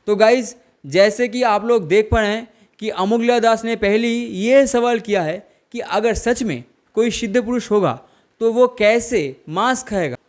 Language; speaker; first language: Hindi; non-native, local second language; Bangla